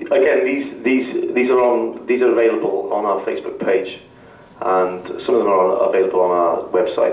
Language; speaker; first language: English; native; English